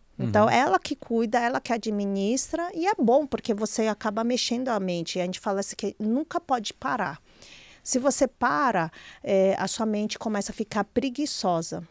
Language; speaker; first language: Portuguese; early bilingual, other home language; Chinese